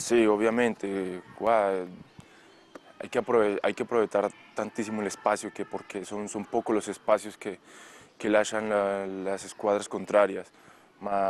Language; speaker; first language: Italian; non-native, learner; Spanish